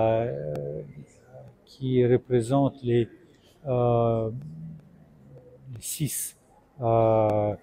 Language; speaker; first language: French; non-native, fluent; Russian